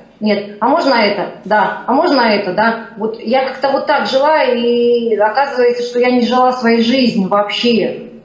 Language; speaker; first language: Russian; native; Russian